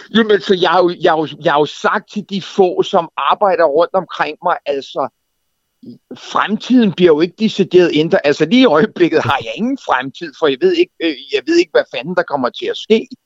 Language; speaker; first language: Danish; native; Danish